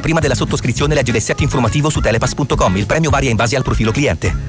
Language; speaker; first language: Italian; native; Italian